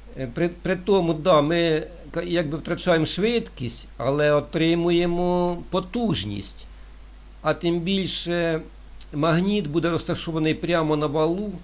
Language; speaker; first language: Ukrainian; non-native, local second language; Russian